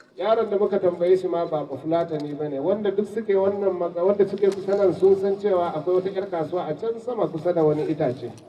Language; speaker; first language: Hausa; non-native, local second language; Fula